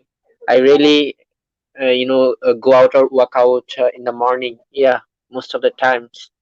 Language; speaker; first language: English; non-native, learner; Bangla